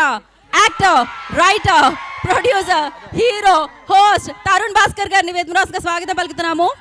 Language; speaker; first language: Telugu; native; Telugu